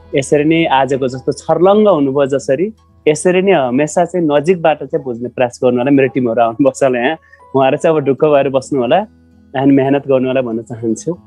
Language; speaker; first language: Nepali; native; Nepali